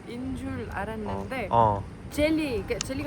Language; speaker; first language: Korean; non-native, learner; Arabic